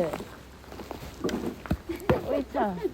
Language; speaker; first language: Korean; early bilingual, heritage; English